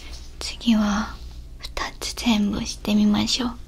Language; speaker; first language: Japanese; non-native, learner; Korean